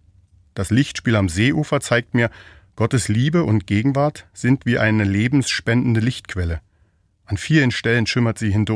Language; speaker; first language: German; native; German